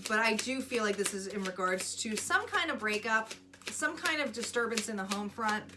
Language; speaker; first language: English; native; English